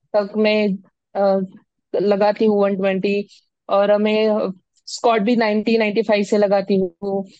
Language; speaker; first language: Hindi; non-native, local second language; Marathi